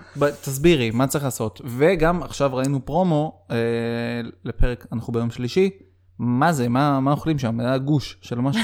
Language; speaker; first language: Hebrew; native; Hebrew